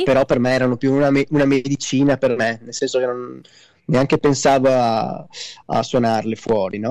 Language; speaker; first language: Italian; native; Italian